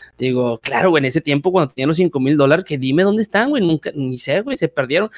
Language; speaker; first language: Spanish; native; Spanish